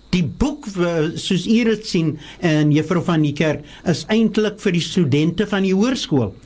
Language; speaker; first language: Afrikaans; early bilingual, heritage; Afrikaans